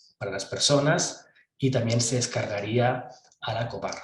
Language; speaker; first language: Spanish; native; Spanish